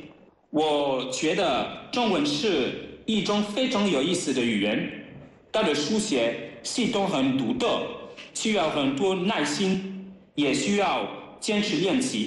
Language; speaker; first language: Chinese; non-native, fluent; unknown